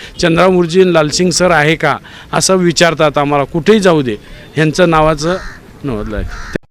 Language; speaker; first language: Marathi; non-native, local second language; Lambadi